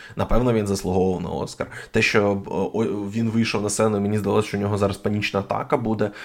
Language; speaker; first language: Ukrainian; non-native, local second language; Russian